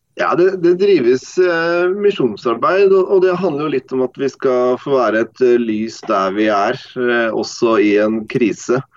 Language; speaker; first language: Norwegian; non-native, fluent; English